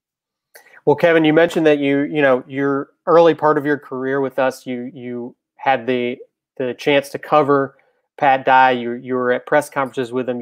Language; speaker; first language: English; native; English